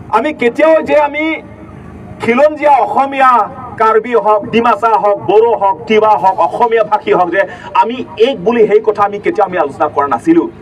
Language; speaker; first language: Assamese; non-native, local second language; Karbi